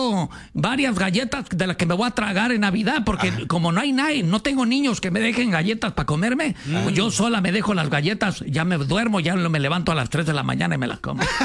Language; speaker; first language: Spanish; native; Spanish